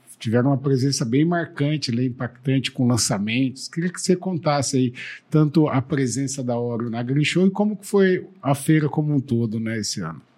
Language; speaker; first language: Portuguese; native; Portuguese